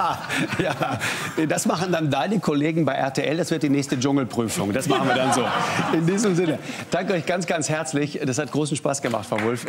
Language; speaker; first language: German; native; German